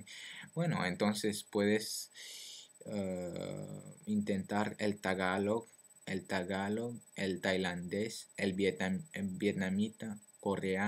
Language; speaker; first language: Spanish; non-native, learner; French